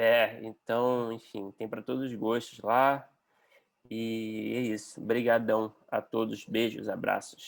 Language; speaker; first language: Portuguese; native; Portuguese